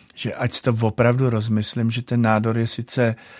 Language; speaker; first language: Czech; native; Czech